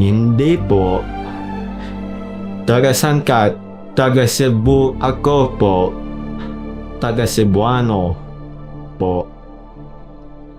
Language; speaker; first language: Filipino; non-native, learner; English